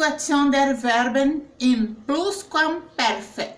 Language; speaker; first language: German; non-native, fluent; Portuguese